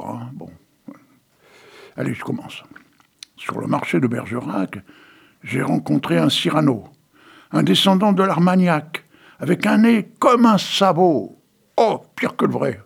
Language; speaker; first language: French; native; French